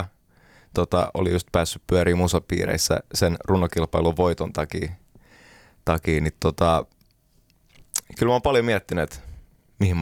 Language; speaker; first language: Finnish; early bilingual, heritage; Finnish